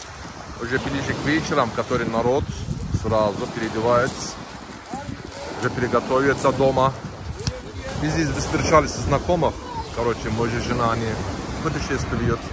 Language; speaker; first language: Russian; non-native, learner; Turkish